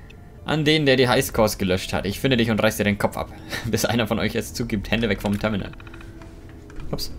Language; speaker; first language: German; native; German